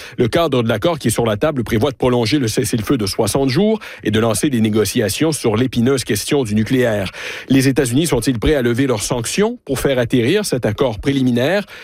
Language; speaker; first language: French; native; French